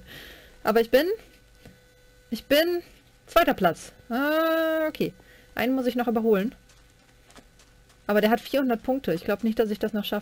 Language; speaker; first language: German; native; German